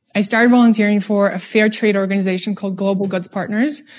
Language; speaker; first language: English; non-native, fluent; Russian